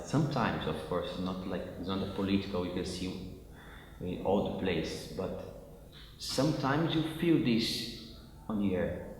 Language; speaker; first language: English; non-native, fluent; Portuguese